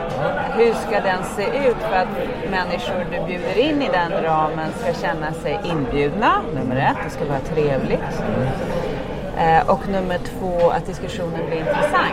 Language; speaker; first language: Swedish; early bilingual, heritage; Swedish